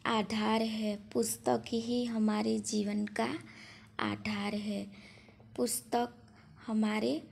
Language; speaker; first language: Hindi; non-native, local second language; Gujarati